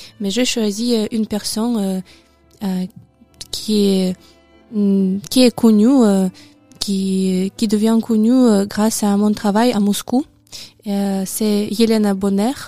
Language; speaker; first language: French; non-native, learner; Russian